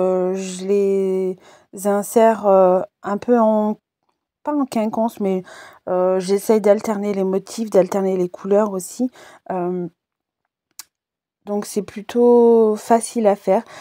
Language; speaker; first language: French; native; French